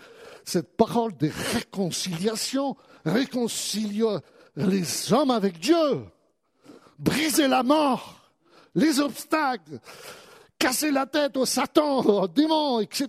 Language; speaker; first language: French; native; French